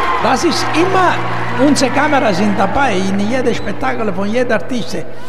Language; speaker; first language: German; non-native, learner; Italian